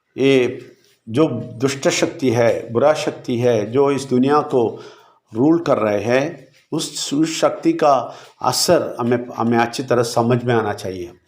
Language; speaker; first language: Hindi; non-native, local second language; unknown